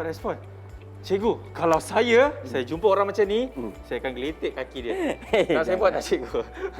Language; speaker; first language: Malay; native; Malay